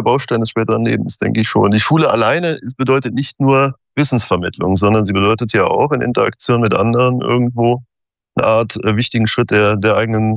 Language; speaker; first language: German; native; German